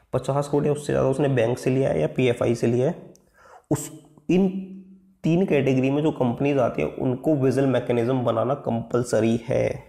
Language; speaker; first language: Hindi; native; Hindi